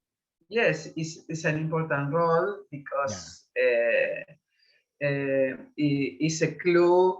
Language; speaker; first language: English; non-native, learner; Spanish